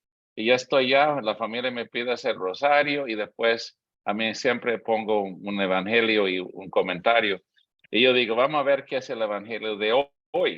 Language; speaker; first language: Spanish; non-native, fluent; English